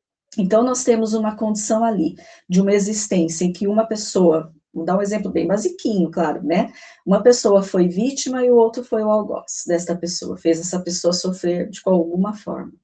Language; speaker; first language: Portuguese; native; Portuguese